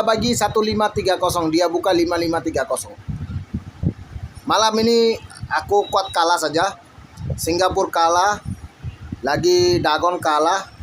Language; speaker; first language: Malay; non-native, fluent; Bangla